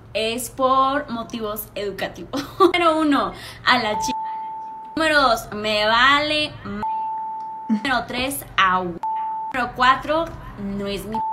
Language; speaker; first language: Spanish; early bilingual, heritage; Spanish